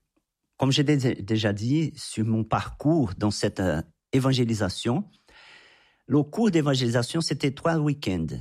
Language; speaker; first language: French; non-native, fluent; Portuguese